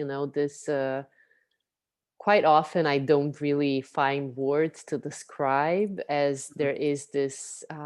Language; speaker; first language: English; non-native, fluent; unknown